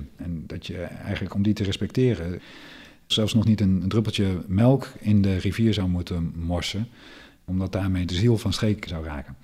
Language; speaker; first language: Dutch; native; Dutch